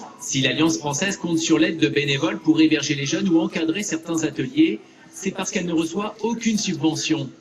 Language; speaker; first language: French; native; French